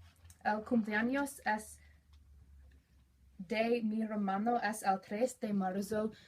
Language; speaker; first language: Spanish; non-native, learner; English